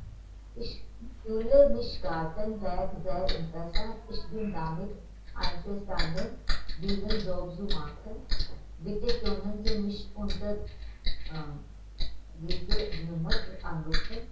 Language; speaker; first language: German; non-native, learner; Hindi